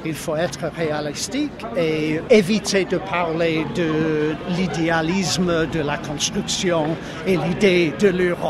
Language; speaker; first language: French; non-native, fluent; English